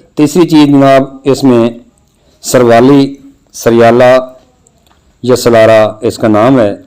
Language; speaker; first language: Urdu; non-native, local second language; Punjabi